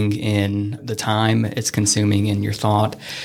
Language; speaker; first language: English; native; English